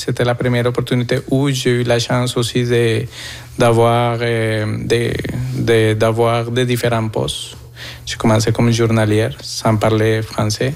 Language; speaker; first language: French; non-native, fluent; Spanish